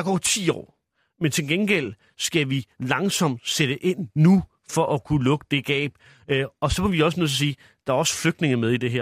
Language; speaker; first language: Danish; early bilingual, other home language; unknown